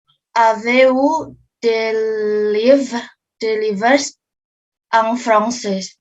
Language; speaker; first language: French; non-native, learner; Indonesian